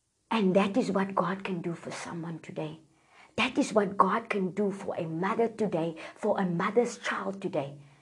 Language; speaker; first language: English; non-native, local second language; Afrikaans